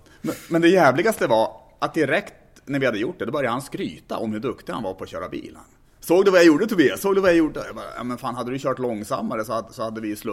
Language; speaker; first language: Swedish; native; Swedish